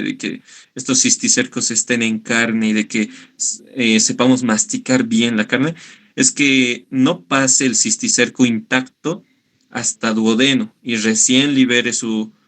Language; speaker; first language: Spanish; native; Spanish